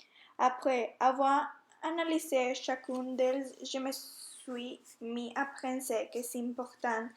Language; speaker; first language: French; non-native, learner; Spanish